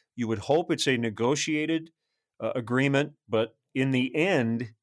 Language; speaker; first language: English; native; English